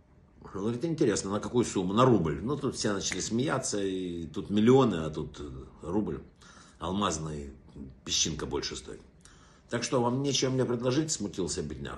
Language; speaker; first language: Russian; native; Russian